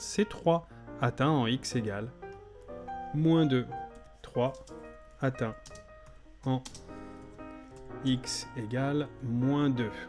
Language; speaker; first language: French; native; French